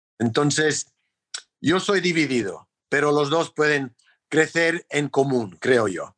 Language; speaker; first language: Spanish; non-native, fluent; English